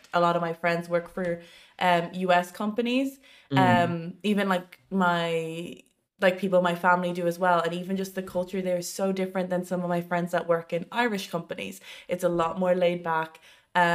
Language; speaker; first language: English; native; English